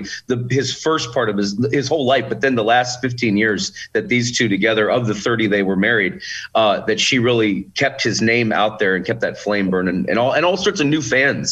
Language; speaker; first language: English; native; English